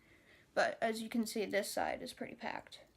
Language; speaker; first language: English; native; English